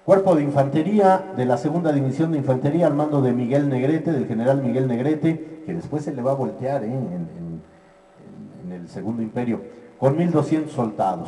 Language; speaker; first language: Spanish; native; Spanish